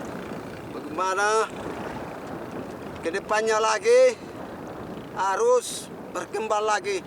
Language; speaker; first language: Indonesian; non-native, local second language; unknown